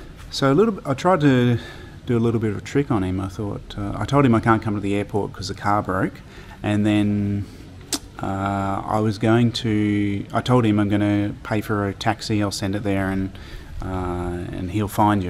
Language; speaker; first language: English; native; English